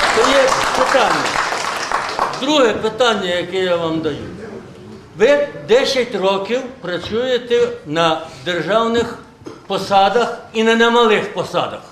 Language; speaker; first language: Ukrainian; native; Ukrainian